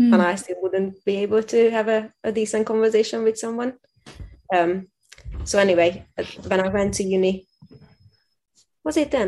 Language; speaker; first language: English; non-native, fluent; Hungarian